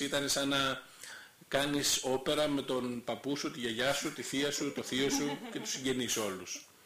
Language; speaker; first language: Greek; native; Greek